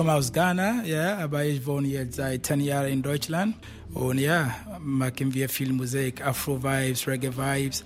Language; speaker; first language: German; non-native, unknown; Akan